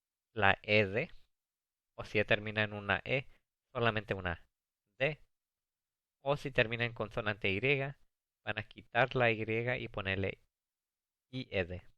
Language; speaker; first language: Spanish; early bilingual, heritage; English